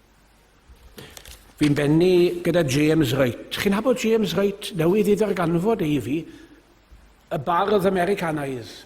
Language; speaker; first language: Welsh; native; Welsh